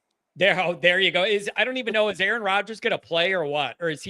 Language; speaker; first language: English; native; English